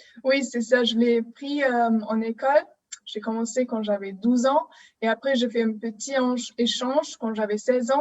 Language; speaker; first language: French; non-native, fluent; German